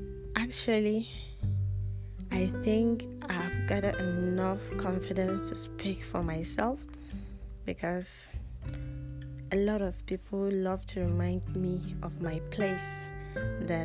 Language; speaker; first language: English; non-native, local second language; Hausa